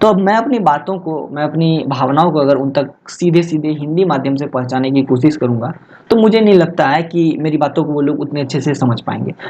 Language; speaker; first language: Hindi; native; Hindi